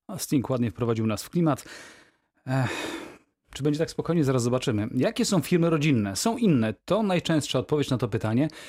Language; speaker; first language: Polish; native; Polish